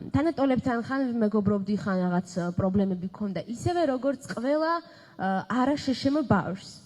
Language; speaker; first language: Georgian; native; Georgian